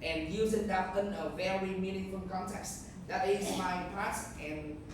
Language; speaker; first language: English; non-native, fluent; Vietnamese